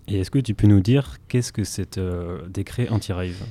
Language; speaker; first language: French; native; French